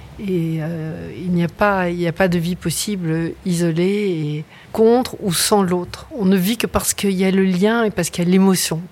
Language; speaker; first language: French; native; French